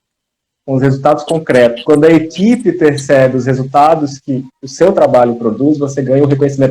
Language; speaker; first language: Portuguese; native; Portuguese